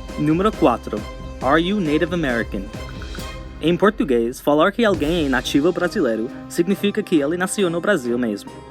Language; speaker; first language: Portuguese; non-native, fluent; English